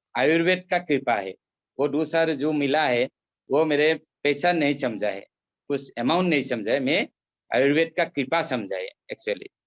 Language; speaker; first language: Hindi; non-native, local second language; Assamese